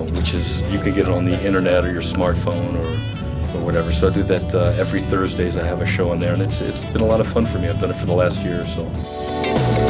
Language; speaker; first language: English; native; English